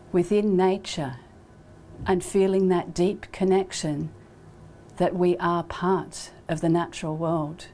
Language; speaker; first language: English; native; English